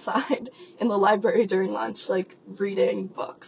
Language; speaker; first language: English; native; English